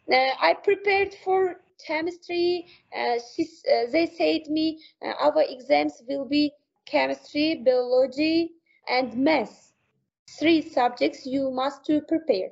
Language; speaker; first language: English; non-native, learner; Uzbek